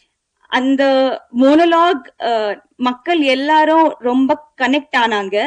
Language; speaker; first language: Tamil; non-native, learner; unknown